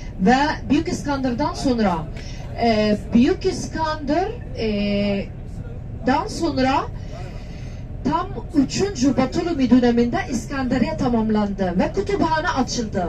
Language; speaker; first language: Turkish; non-native, learner; Arabic